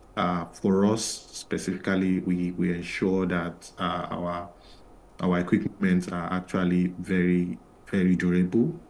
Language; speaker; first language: English; non-native, local second language; Yoruba